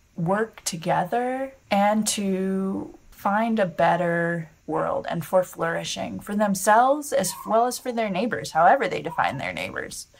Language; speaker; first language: English; native; English